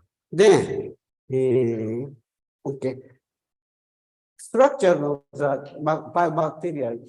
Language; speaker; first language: English; non-native, learner; Japanese